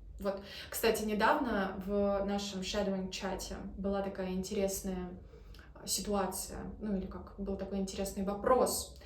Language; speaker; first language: Russian; native; Russian